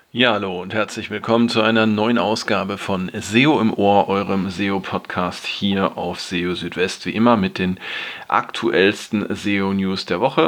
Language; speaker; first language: German; native; German